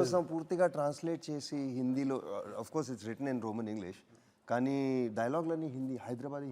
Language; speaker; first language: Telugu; early bilingual, heritage; Telugu